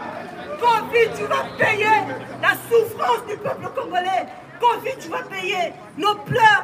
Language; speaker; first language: French; non-native, local second language; Lingala